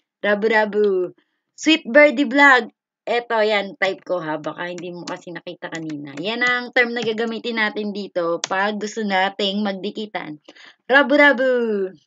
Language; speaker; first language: Filipino; native; Filipino